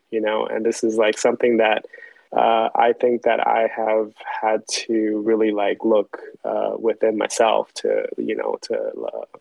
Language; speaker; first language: English; early bilingual, other home language; Chinese